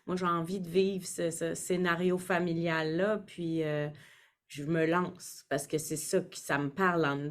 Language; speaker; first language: French; native; French